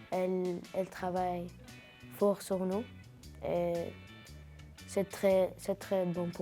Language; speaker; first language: French; non-native, learner; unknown